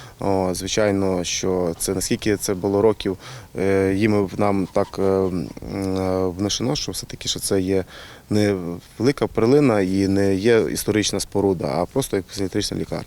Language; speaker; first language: Ukrainian; native; Ukrainian